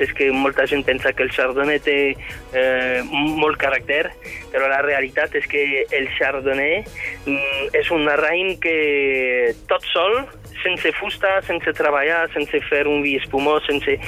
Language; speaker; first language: Catalan; non-native, fluent; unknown